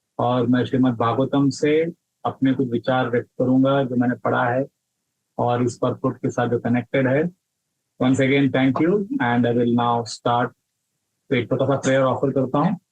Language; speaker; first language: Hindi; non-native, local second language; Marathi